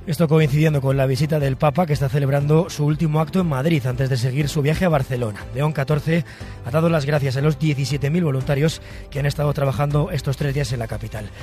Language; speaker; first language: Spanish; native; Spanish